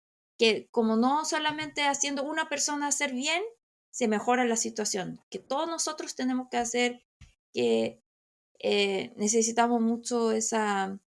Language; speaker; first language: Spanish; non-native, fluent; Korean